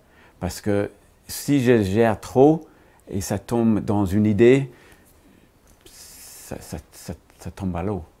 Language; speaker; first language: French; non-native, fluent; English